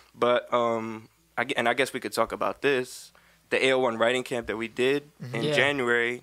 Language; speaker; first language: English; native; English